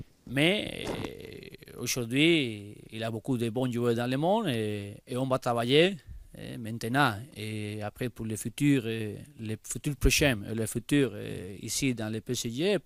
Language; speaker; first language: French; non-native, learner; Spanish